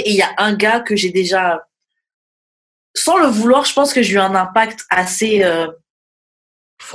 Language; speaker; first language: French; native; French